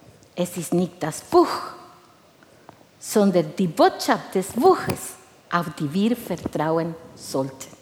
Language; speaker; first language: German; non-native, fluent; Spanish